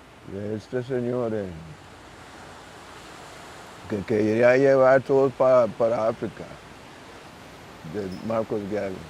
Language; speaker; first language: Spanish; non-native, local second language; English